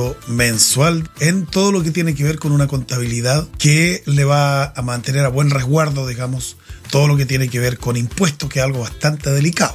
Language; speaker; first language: Spanish; native; Spanish